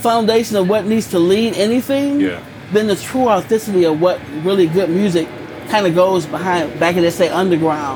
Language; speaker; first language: English; native; English